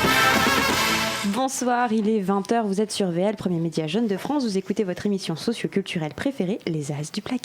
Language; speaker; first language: French; native; French